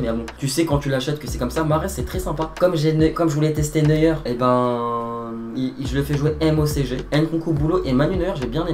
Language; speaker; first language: French; native; French